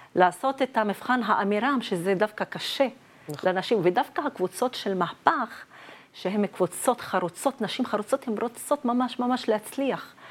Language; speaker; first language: Hebrew; non-native, local second language; Arabic